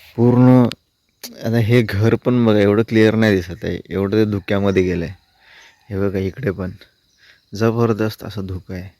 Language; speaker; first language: Marathi; native; Marathi